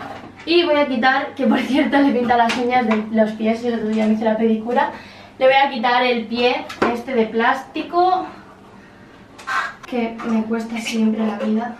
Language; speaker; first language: Spanish; native; Spanish